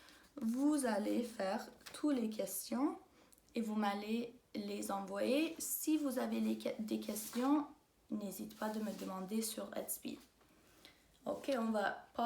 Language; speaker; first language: French; non-native, local second language; English